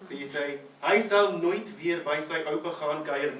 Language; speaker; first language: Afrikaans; non-native, fluent; English